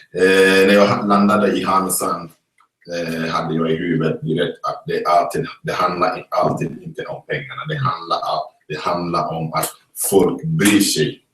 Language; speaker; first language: Swedish; non-native, fluent; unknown